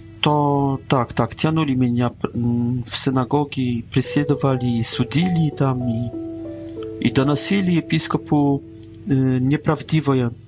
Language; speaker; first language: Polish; non-native, learner; Russian